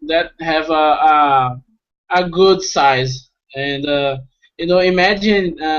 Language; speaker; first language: English; non-native, fluent; Portuguese